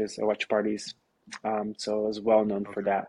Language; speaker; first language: English; non-native, fluent; Portuguese